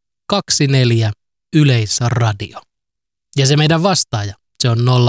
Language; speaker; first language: Finnish; native; Finnish